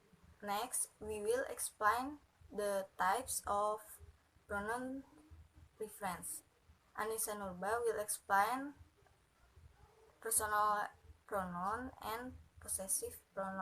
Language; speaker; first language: English; non-native, learner; Indonesian